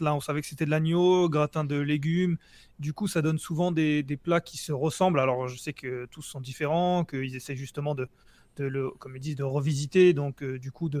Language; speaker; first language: French; native; French